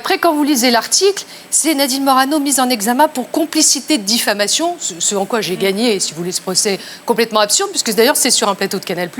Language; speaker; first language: French; native; French